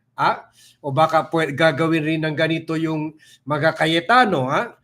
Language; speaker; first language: Filipino; native; Filipino